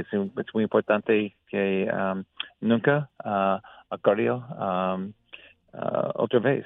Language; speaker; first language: Spanish; non-native, learner; English